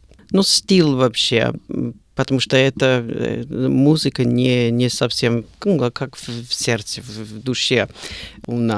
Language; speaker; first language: Russian; non-native, learner; English